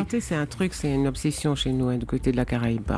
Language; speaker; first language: French; native; French